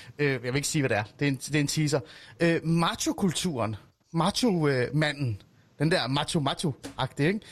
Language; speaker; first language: Danish; early bilingual, other home language; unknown